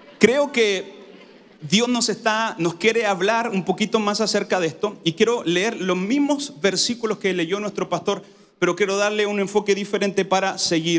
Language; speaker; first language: Spanish; native; Spanish